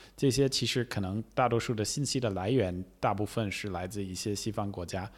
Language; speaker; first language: Chinese; non-native, fluent; English